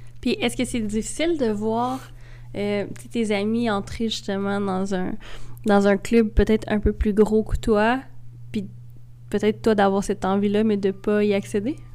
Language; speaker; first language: French; native; French